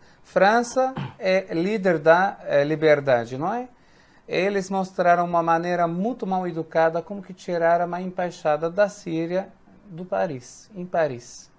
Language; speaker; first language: Portuguese; non-native, fluent; Arabic